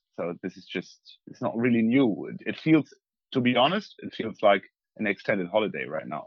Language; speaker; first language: English; non-native, fluent; German